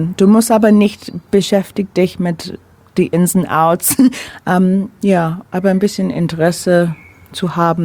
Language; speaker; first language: German; non-native, fluent; English